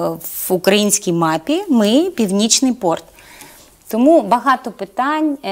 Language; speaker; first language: Ukrainian; native; Ukrainian